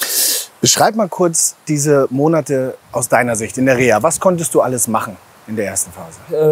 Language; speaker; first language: German; native; German